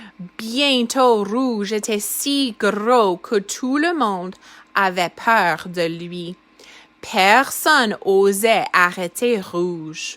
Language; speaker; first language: French; non-native, fluent; English